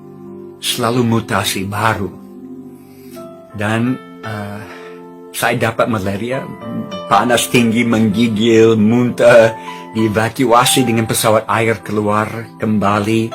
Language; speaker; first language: Indonesian; non-native, fluent; English